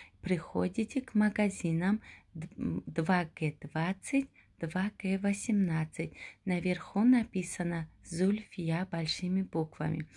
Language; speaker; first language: Russian; non-native, local second language; Tajik